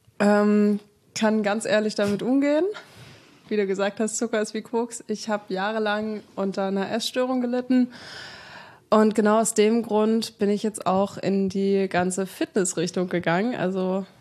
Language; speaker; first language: German; native; German